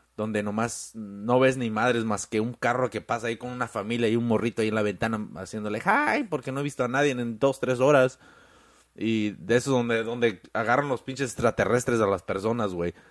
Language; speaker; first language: Spanish; early bilingual, heritage; Spanish